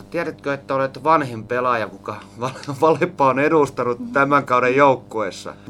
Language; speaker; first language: Finnish; native; Finnish